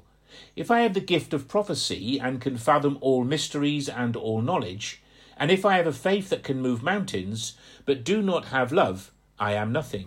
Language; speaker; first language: English; native; English